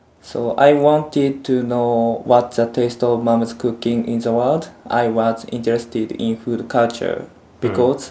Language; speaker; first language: English; non-native, learner; Japanese